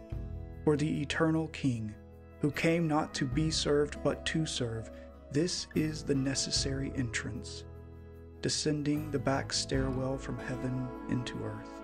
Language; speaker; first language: English; native; English